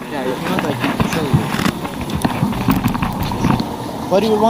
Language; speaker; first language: English; non-native, learner; Turkish